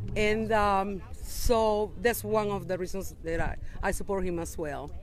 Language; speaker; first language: English; non-native, fluent; Spanish